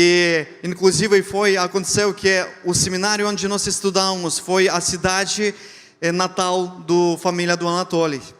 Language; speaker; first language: Portuguese; non-native, fluent; Ukrainian